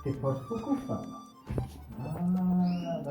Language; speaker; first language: French; non-native, fluent; Italian